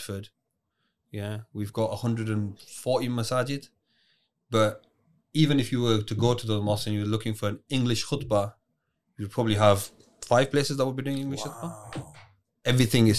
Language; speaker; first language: English; native; English